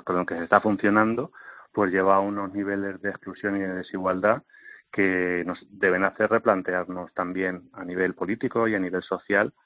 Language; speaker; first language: Spanish; native; Spanish